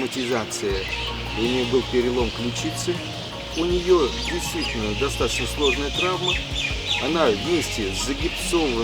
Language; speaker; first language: Russian; native; Russian